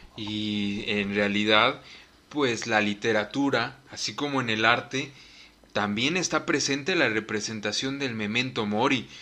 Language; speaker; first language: Spanish; native; Spanish